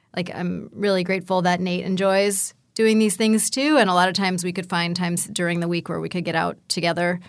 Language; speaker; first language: English; native; English